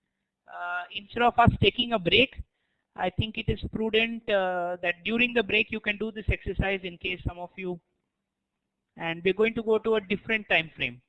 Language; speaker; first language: English; non-native, local second language; Hindi